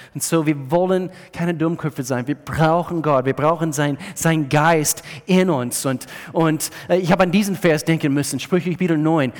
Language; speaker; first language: German; non-native, fluent; English